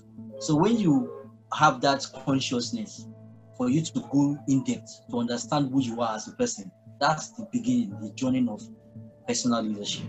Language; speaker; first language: English; non-native, local second language; Yoruba